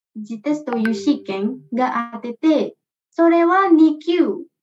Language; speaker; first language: Japanese; non-native, learner; Indonesian